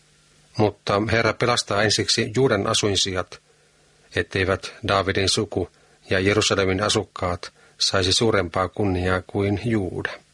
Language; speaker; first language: Finnish; native; Finnish